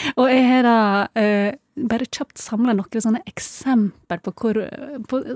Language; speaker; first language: Norwegian; early bilingual, other home language; Filipino